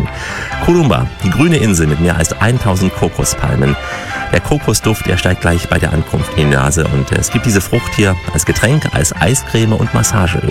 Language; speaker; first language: German; native; German